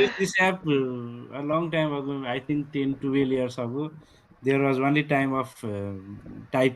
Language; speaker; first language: English; non-native, fluent; Nepali